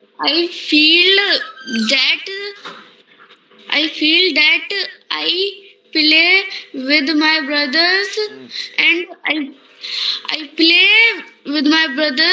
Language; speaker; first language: English; non-native, learner; Hindi